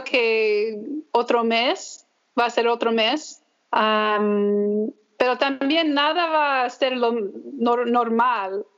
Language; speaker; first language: Spanish; early bilingual, heritage; English